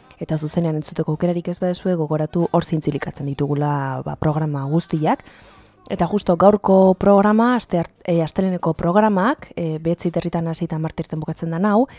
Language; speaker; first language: Basque; native; Basque